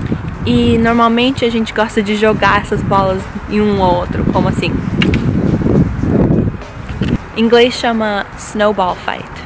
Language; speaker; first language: Portuguese; early bilingual, heritage; Portuguese